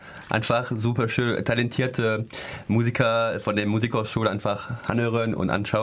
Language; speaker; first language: German; non-native, learner; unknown